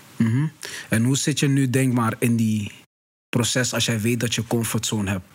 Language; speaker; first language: Dutch; early bilingual, other home language; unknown